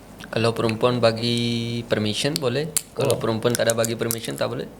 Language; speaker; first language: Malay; non-native, learner; Punjabi